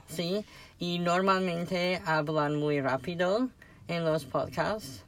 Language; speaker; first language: Spanish; non-native, learner; English